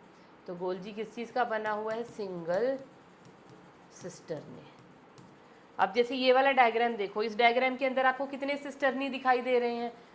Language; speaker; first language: Hindi; native; Hindi